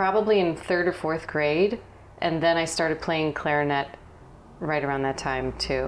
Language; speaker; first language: English; native; English